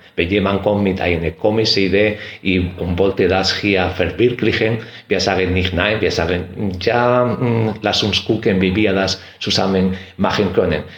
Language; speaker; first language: German; non-native, fluent; Spanish